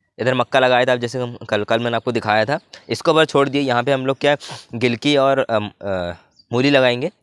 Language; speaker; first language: Hindi; native; Hindi